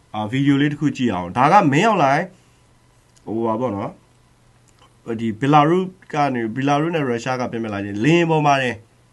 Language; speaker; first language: Burmese; native; Burmese